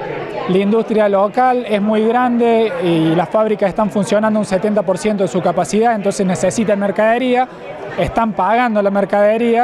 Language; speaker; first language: Spanish; native; Spanish